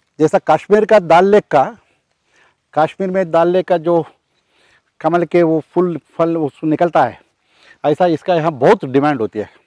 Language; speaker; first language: Hindi; non-native, local second language; Telugu